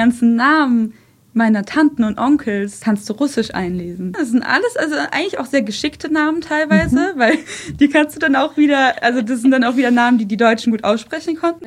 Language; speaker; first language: German; early bilingual, other home language; Russian